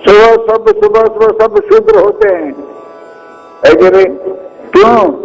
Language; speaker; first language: Hindi; non-native, local second language; Kannada